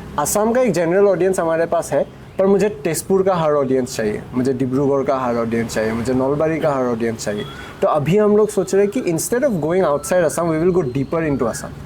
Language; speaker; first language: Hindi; non-native, local second language; Assamese